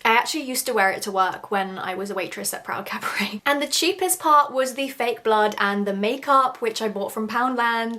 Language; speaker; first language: English; native; English